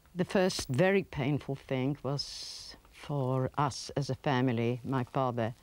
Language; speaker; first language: English; early bilingual, other home language; Polish